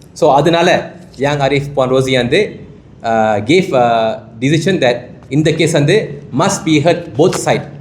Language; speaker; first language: English; non-native, local second language; Tamil